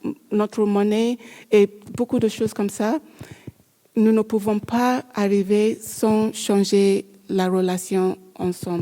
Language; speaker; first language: French; non-native, learner; English